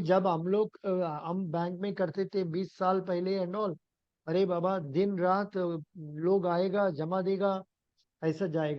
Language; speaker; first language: Hindi; non-native, local second language; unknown